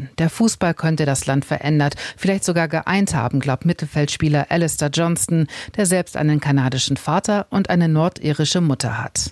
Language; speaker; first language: German; native; German